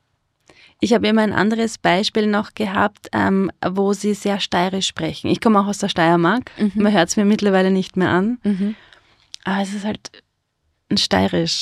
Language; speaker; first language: German; native; German